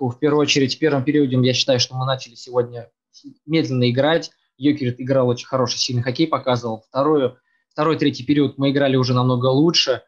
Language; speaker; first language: Russian; native; Russian